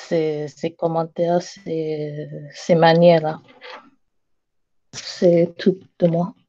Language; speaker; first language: French; non-native, learner; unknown